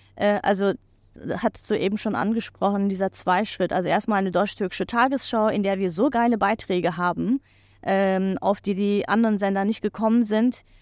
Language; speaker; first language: German; non-native, fluent; Turkish